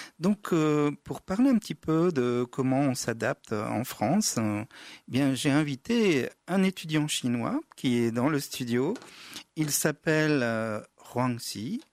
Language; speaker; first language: French; native; French